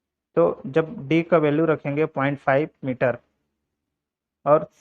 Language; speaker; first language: Hindi; native; Hindi